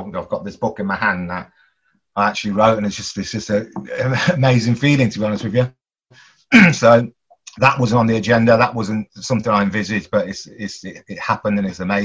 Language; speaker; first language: English; native; English